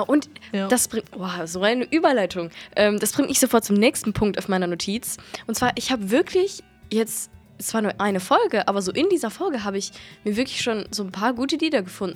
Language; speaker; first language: German; native; German